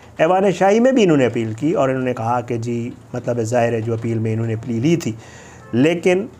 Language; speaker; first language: Urdu; native; Urdu